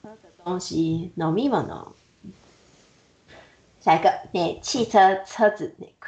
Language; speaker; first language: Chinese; non-native, fluent; Japanese